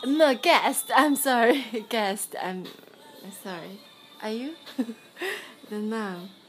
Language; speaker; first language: English; non-native, learner; Korean